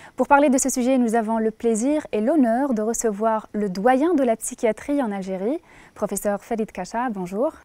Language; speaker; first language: French; non-native, local second language; Arabic